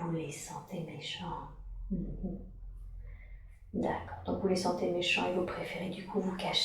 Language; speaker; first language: French; native; French